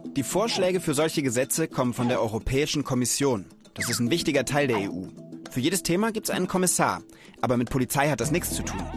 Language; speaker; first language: German; native; German